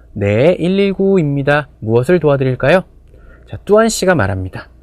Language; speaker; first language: Korean; native; Korean